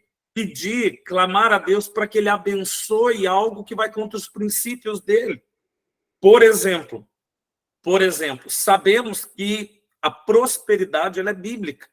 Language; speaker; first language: Portuguese; native; Portuguese